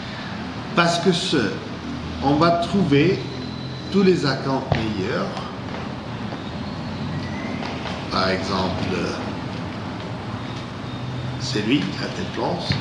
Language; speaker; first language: French; non-native, fluent; English